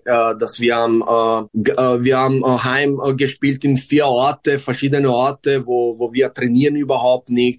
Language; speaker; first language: German; non-native, learner; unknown